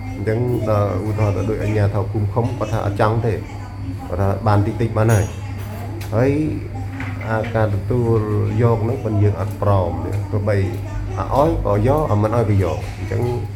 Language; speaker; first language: Khmer; non-native, local second language; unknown